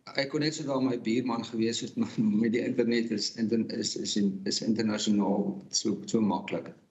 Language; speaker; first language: Afrikaans; native; Afrikaans